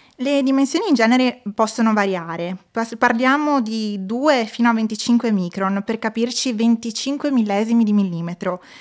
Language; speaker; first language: Italian; native; Italian